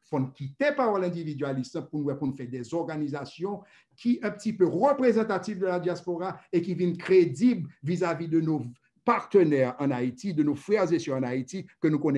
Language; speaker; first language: French; native; French